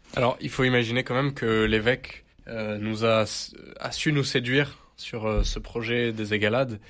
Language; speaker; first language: French; native; French